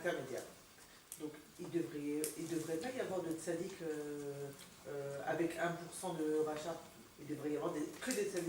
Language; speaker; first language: French; native; French